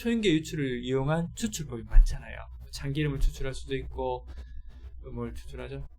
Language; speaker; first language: Korean; native; Korean